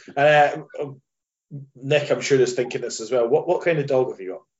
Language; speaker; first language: English; native; English